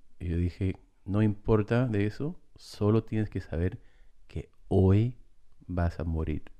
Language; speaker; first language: Spanish; non-native, fluent; English